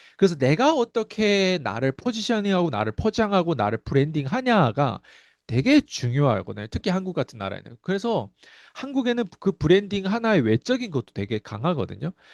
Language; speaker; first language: Korean; non-native, fluent; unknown